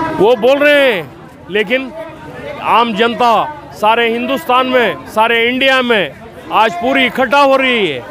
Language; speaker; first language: Hindi; native; Hindi